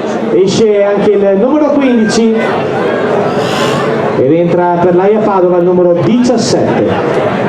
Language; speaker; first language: Italian; native; Italian